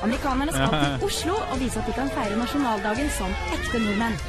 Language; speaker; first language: Norwegian; native; Norwegian